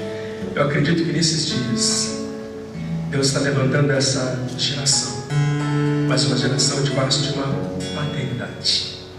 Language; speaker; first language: Portuguese; native; Portuguese